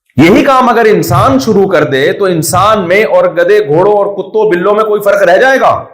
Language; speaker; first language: Urdu; native; Urdu